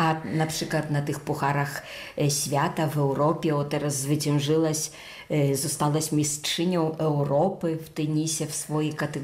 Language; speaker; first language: Polish; native; Polish